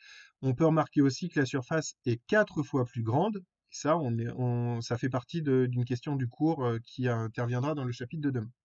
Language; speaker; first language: French; native; French